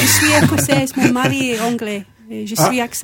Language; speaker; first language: French; non-native, fluent; English